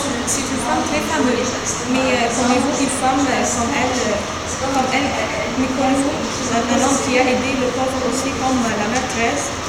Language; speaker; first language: French; non-native, learner; Arabic